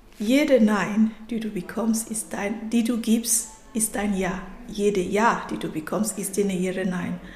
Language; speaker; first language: German; non-native, fluent; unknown